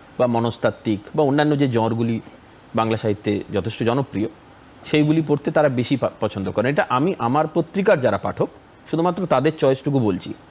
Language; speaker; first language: Bangla; native; Bangla